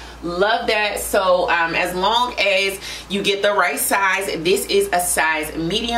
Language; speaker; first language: English; native; English